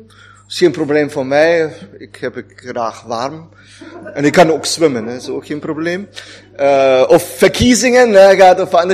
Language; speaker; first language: Dutch; non-native, fluent; German